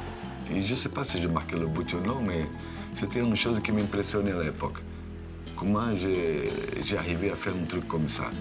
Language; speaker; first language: French; non-native, fluent; Portuguese